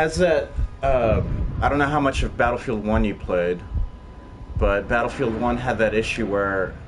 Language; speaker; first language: English; native; English